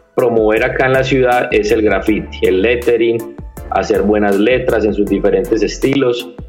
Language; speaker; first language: Spanish; native; Spanish